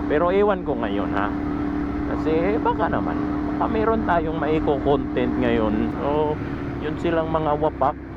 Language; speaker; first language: Filipino; non-native, local second language; Cebuano